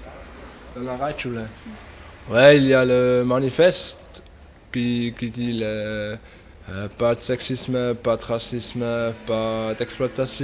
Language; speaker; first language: French; non-native, local second language; German